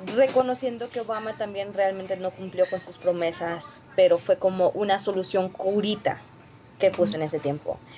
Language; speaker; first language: Spanish; early bilingual, heritage; Spanish